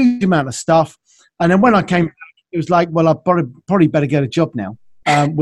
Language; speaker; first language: English; native; English